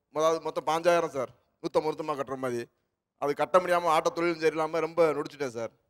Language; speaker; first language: Tamil; native; Tamil